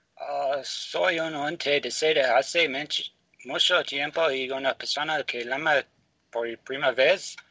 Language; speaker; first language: Spanish; non-native, learner; English